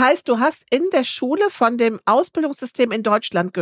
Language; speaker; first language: German; native; German